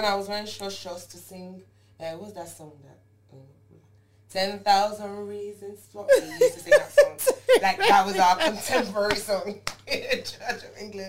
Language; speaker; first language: English; non-native, local second language; Yoruba